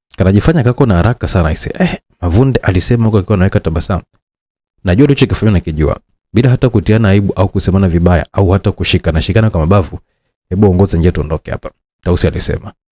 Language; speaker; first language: Swahili; native; Swahili